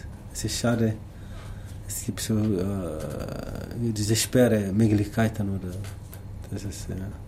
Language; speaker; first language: German; non-native, learner; Tamasheq